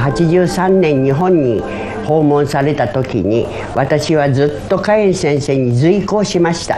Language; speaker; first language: Japanese; non-native, fluent; Chinese